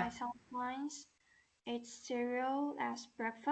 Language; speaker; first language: English; non-native, learner; Chinese